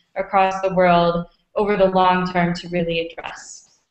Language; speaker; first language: English; native; English